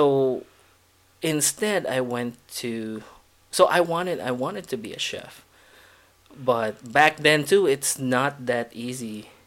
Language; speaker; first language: English; non-native, local second language; Filipino